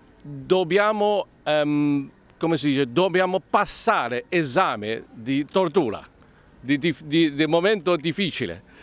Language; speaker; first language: Italian; non-native, learner; Chinese